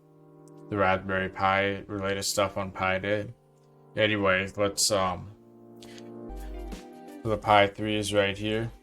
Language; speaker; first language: English; native; English